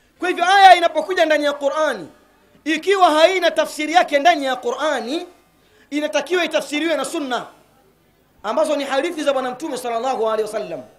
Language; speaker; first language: Swahili; native; Swahili